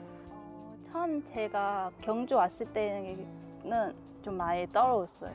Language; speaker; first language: Korean; non-native, fluent; Vietnamese